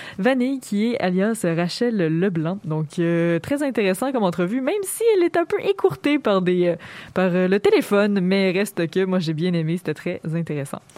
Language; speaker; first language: French; native; French